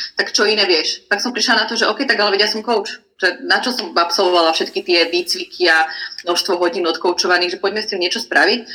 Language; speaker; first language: Slovak; non-native, fluent; Croatian